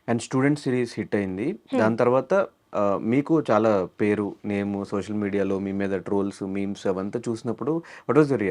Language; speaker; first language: Telugu; native; Telugu